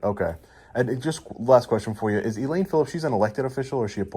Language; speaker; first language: English; native; English